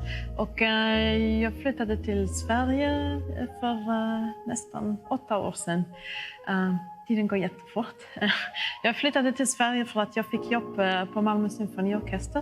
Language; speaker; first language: Swedish; non-native, fluent; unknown